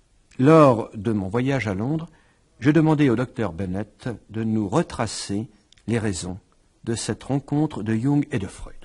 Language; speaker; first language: French; native; French